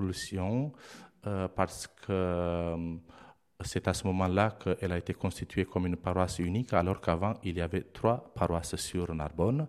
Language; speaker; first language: French; non-native, fluent; Romanian